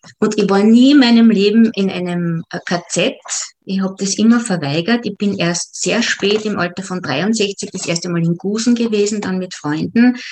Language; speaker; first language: German; native; German